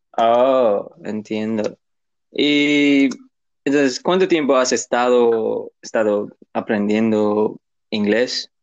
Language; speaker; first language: Spanish; non-native, learner; English